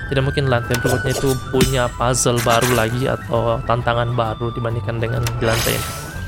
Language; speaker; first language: Indonesian; native; Indonesian